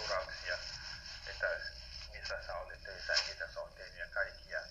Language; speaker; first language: Finnish; non-native, fluent; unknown